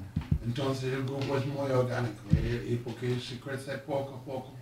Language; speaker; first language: Spanish; non-native, learner; English